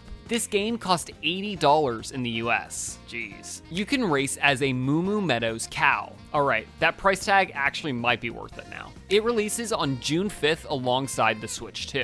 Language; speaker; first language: English; native; English